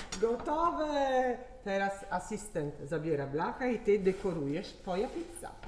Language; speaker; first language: Polish; non-native, learner; Italian